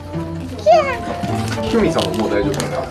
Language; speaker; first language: Japanese; native; Japanese